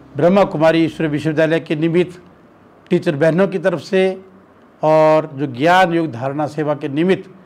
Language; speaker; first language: Hindi; native; Hindi